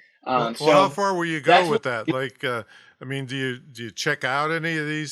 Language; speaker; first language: English; native; English